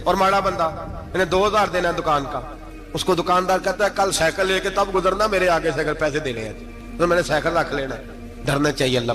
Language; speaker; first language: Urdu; non-native, local second language; Punjabi